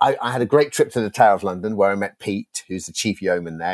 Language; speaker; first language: English; native; English